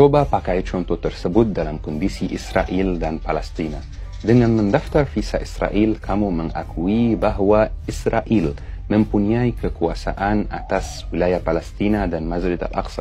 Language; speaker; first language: Indonesian; non-native, fluent; Arabic